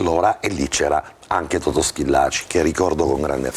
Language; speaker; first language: Italian; native; Italian